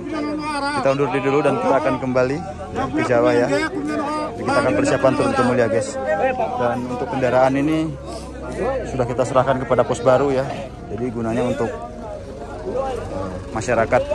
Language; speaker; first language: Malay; non-native, local second language; Javanese